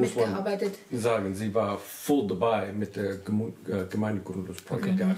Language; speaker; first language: German; non-native, learner; English